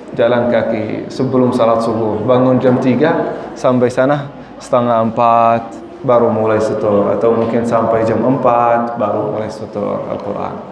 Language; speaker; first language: Indonesian; non-native, fluent; Arabic